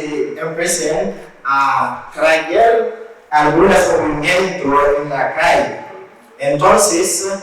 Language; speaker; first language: Spanish; non-native, learner; Haitian Creole